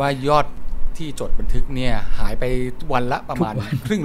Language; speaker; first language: Thai; native; Thai